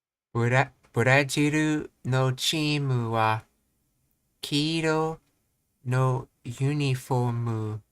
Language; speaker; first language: Japanese; non-native, learner; English